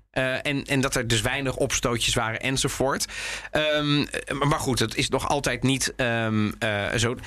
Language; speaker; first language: Dutch; early bilingual, other home language; Italian